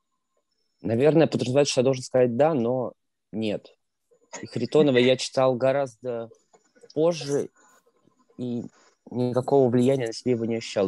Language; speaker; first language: Russian; native; Russian